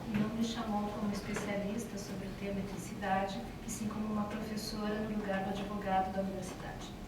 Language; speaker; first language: Portuguese; native; Portuguese